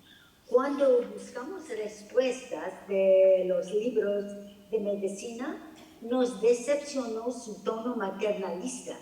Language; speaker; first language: Spanish; non-native, fluent; English